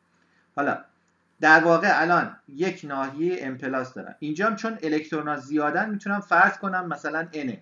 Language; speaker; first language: Persian; native; Persian